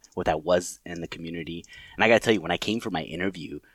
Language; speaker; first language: English; native; English